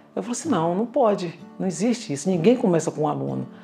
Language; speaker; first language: Portuguese; native; Portuguese